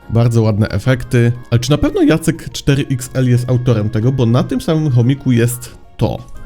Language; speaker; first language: Polish; native; Polish